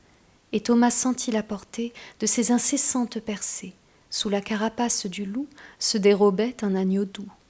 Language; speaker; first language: French; native; French